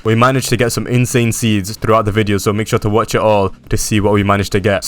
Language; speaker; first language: English; native; English